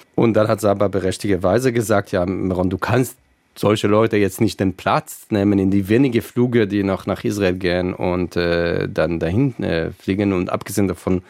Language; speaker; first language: German; non-native, fluent; Hebrew